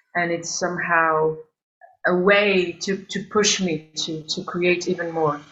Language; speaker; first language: English; early bilingual, other home language; Albanian